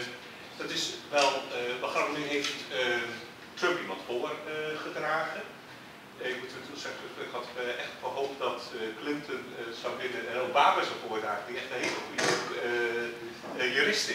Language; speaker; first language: Dutch; native; Dutch